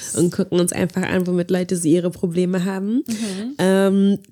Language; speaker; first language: German; early bilingual, heritage; German